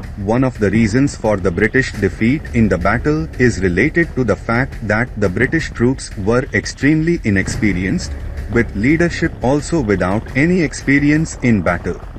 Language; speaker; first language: English; non-native, fluent; Portuguese